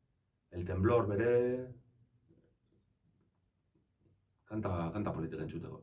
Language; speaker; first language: Basque; native; Basque